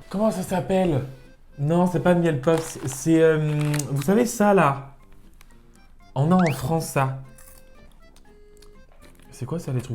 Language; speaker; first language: French; native; French